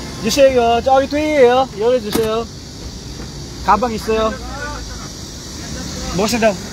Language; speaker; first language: Korean; non-native, learner; Filipino